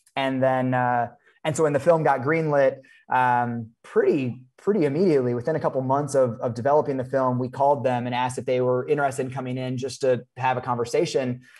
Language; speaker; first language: English; native; English